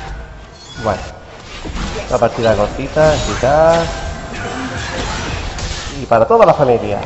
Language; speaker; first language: Spanish; native; Spanish